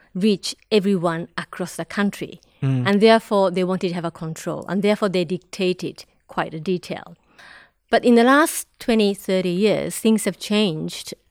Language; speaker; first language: English; non-native, fluent; Japanese